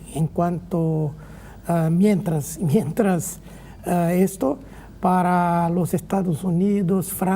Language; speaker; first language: Spanish; non-native, fluent; Portuguese